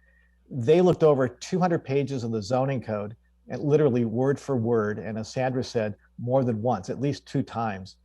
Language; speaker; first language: English; native; English